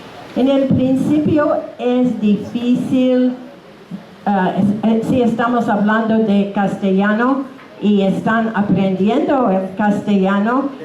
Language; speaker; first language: Spanish; non-native, fluent; English